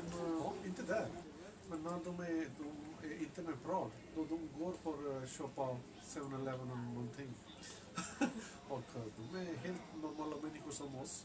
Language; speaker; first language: Swedish; non-native, learner; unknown